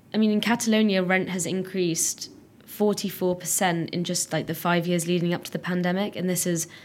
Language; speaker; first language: English; native; English